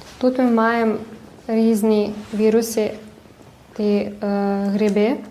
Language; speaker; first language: Ukrainian; early bilingual, heritage; Ukrainian